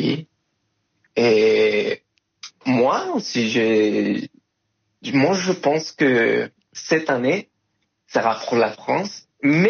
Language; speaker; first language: French; non-native, fluent; Spanish